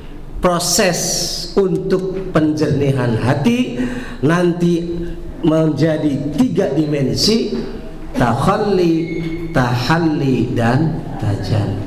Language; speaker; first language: Indonesian; native; Indonesian